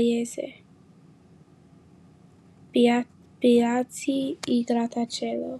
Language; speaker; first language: Italian; non-native, learner; English